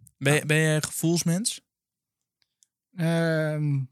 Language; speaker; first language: Dutch; native; Dutch